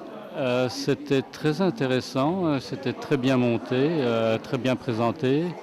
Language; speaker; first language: French; non-native, fluent; Italian